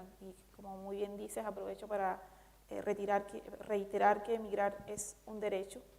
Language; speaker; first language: Spanish; native; Spanish